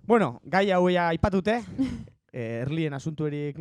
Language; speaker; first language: Basque; native; Basque